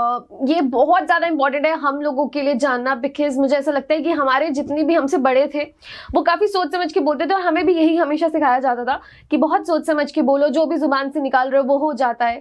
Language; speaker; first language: Hindi; native; Hindi